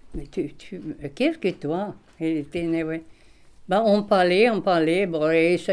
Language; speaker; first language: French; non-native, fluent; Swedish